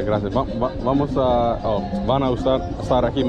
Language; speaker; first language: Spanish; non-native, learner; English